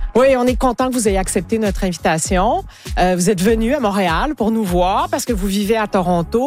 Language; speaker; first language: French; native; French